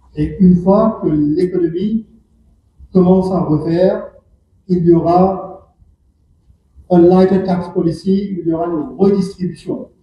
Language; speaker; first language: French; non-native, local second language; Morisyen